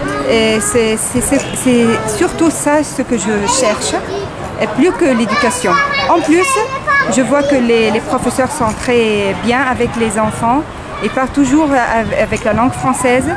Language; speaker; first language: French; non-native, fluent; Kurdish